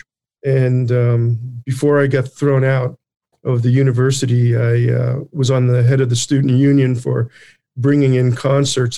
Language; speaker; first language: English; native; English